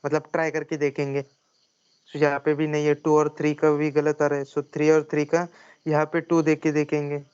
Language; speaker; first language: Hindi; non-native, local second language; Marathi